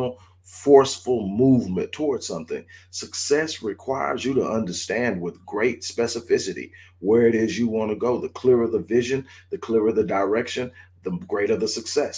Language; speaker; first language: English; native; English